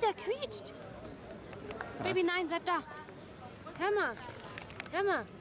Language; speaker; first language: German; native; German